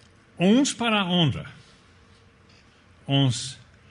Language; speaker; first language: Portuguese; non-native, fluent; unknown